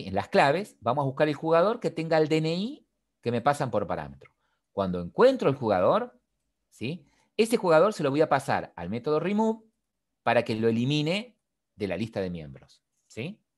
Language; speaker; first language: Spanish; native; Spanish